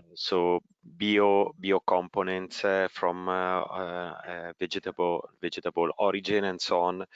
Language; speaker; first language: English; non-native, fluent; Italian